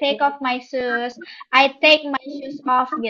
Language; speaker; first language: English; non-native, learner; Indonesian